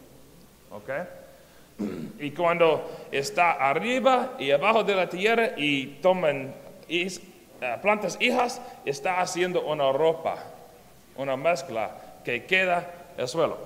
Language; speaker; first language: Spanish; non-native, learner; English